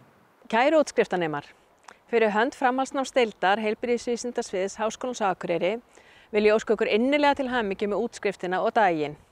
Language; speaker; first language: Icelandic; native; Icelandic